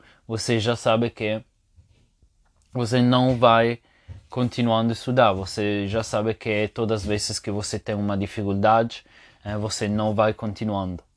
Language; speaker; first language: Portuguese; non-native, fluent; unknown